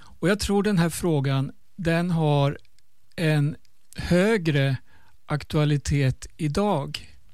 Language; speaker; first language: Swedish; native; Swedish